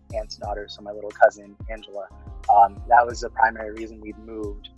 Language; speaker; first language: English; early bilingual, other home language; Filipino